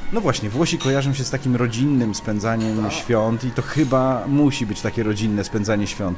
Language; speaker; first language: Polish; native; Polish